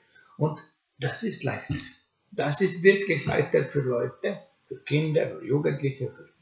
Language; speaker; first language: German; non-native, learner; Finnish